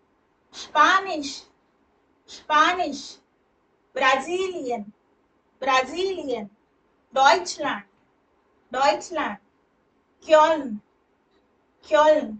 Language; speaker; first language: German; non-native, fluent; Hindi